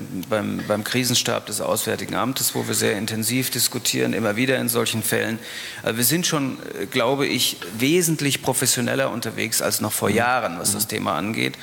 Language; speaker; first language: German; native; German